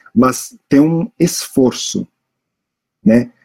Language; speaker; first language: Portuguese; non-native, fluent; English